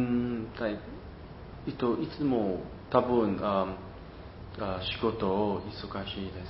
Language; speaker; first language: Japanese; non-native, learner; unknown